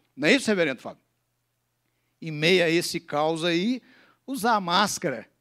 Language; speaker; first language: Portuguese; native; Portuguese